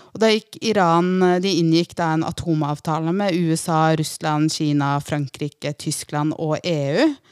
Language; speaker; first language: Norwegian; early bilingual, other home language; Persian